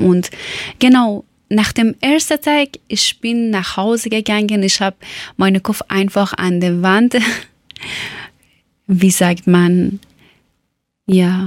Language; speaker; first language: German; non-native, learner; Persian